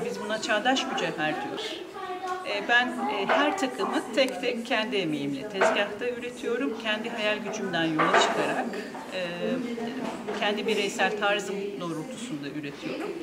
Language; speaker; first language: Turkish; native; Turkish